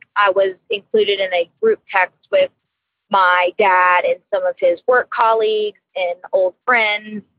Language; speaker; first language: English; native; English